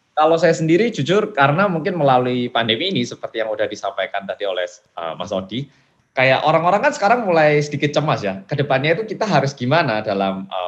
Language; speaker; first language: Indonesian; non-native, fluent; Korean